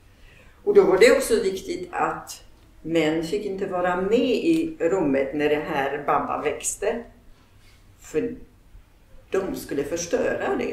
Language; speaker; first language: Swedish; non-native, fluent; Polish